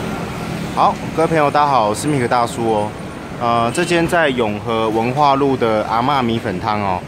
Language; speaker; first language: Chinese; native; Chinese